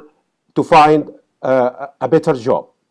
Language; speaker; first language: English; non-native, fluent; Arabic